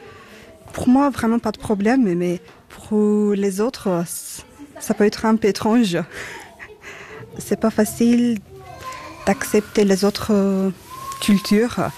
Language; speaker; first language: French; non-native, fluent; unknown